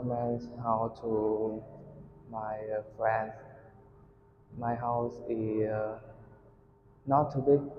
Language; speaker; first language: English; non-native, learner; Vietnamese